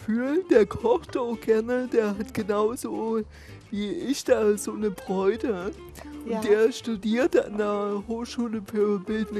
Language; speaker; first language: German; native; German